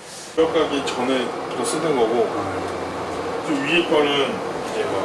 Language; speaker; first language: Korean; native; Korean